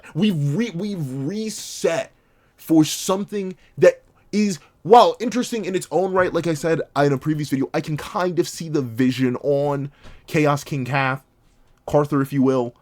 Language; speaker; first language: English; native; English